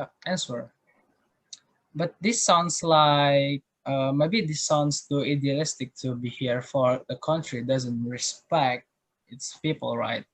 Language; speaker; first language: English; non-native, learner; Indonesian